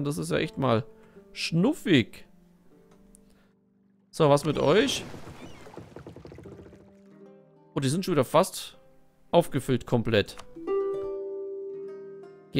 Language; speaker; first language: German; native; German